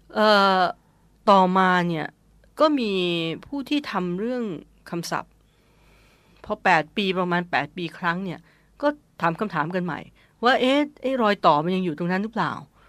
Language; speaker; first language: Thai; native; Thai